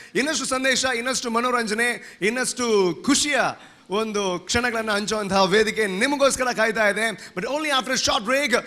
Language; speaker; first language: Kannada; non-native, local second language; Tulu